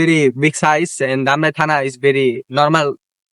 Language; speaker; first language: English; non-native, learner; Bangla